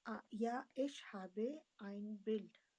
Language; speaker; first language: German; non-native, learner; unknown